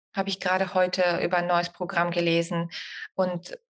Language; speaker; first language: German; non-native, fluent; Bulgarian